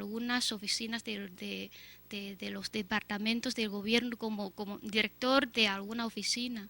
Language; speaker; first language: Spanish; non-native, fluent; Chinese